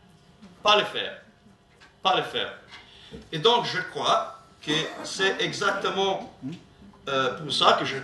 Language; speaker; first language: French; non-native, learner; Italian